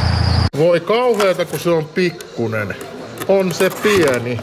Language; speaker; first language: Finnish; native; Finnish